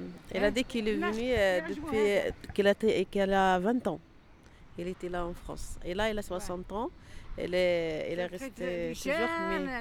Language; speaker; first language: French; non-native, learner; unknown